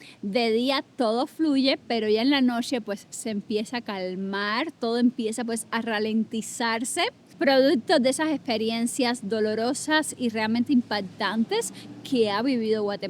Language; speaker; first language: Spanish; native; Spanish